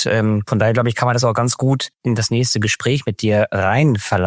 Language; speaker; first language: German; native; German